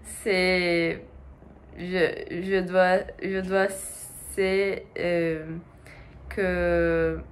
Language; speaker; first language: French; non-native, learner; Portuguese